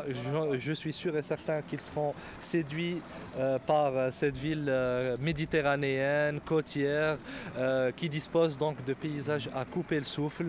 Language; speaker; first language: French; non-native, local second language; Arabic